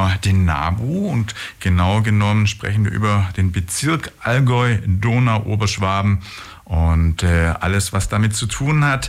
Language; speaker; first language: German; native; German